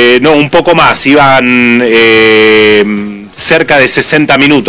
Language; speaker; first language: Spanish; native; Spanish